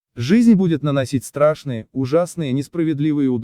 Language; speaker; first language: Russian; native; Russian